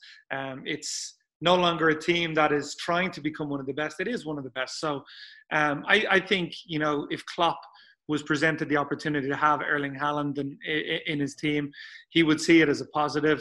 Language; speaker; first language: English; native; English